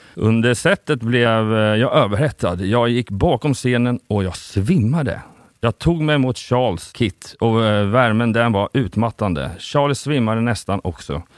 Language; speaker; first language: Swedish; native; Swedish